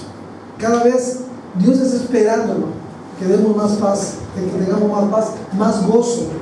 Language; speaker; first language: Spanish; native; Spanish